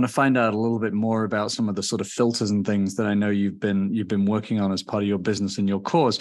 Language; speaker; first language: English; native; English